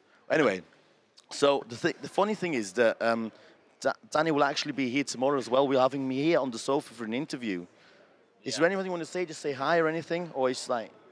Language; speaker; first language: English; non-native, fluent; German